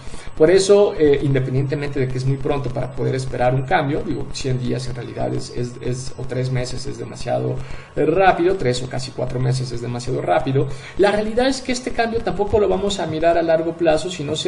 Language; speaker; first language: Spanish; native; Spanish